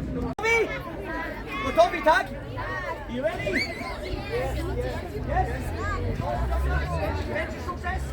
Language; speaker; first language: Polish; non-native, learner; English